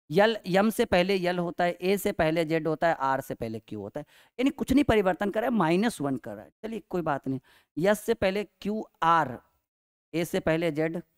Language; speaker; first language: Hindi; native; Hindi